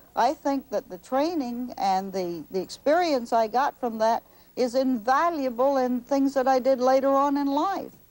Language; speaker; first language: English; native; English